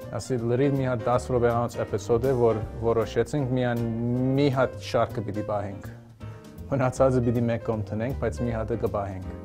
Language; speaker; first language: Armenian; early bilingual, heritage; Armenian